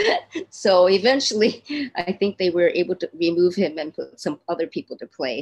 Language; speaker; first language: English; native; English